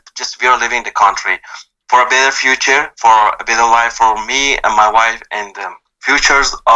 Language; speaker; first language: English; non-native, fluent; Persian